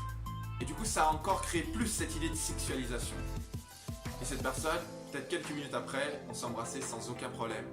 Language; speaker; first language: French; native; French